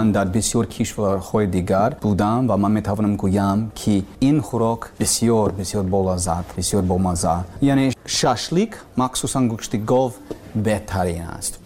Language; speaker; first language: Persian; non-native, learner; English